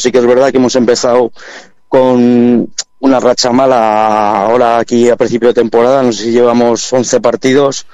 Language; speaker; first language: Spanish; native; Spanish